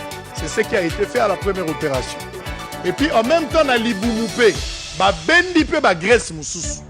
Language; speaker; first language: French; non-native, local second language; Lingala